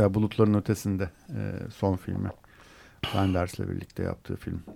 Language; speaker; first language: Turkish; native; Turkish